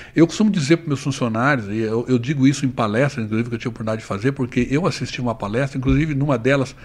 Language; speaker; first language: Portuguese; native; Portuguese